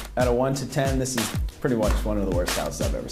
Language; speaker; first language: English; native; English